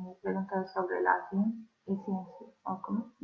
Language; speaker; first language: Spanish; non-native, learner; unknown